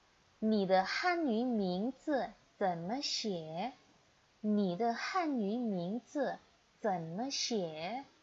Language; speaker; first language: Chinese; non-native, fluent; Indonesian